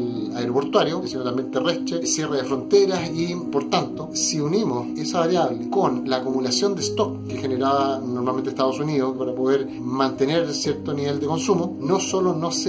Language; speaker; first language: Spanish; native; Spanish